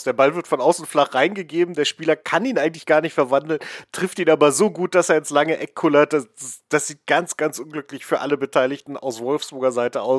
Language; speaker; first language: German; native; German